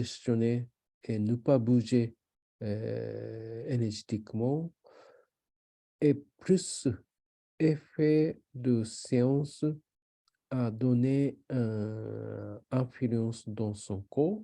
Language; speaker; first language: French; non-native, learner; Japanese